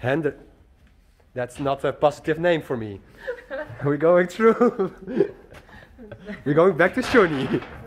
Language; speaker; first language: English; non-native, learner; Western Frisian